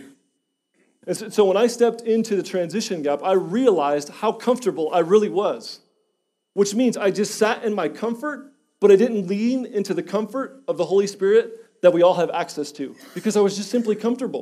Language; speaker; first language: English; native; English